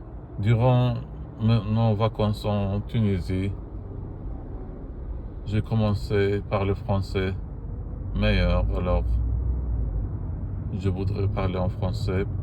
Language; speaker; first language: French; non-native, fluent; Arabic